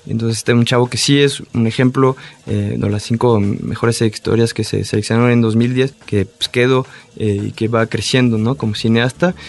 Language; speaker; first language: Spanish; non-native, fluent; French